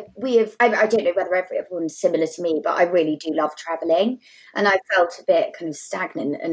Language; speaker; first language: English; native; English